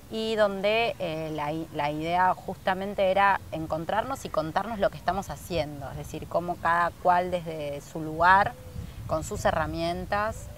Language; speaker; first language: Spanish; native; Spanish